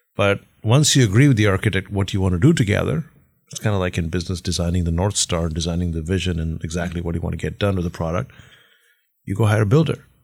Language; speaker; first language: English; non-native, local second language; Hindi